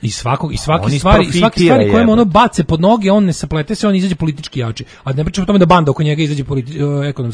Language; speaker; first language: Serbian; native; Serbian